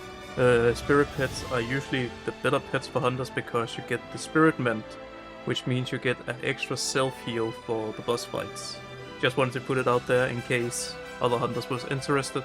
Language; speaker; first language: English; non-native, fluent; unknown